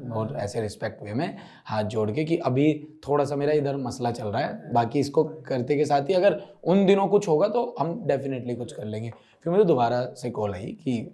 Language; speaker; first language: Hindi; native; Hindi